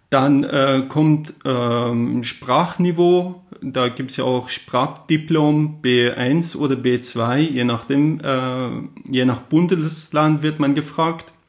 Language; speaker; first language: German; non-native, fluent; Persian